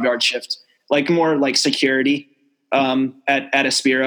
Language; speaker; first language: English; native; English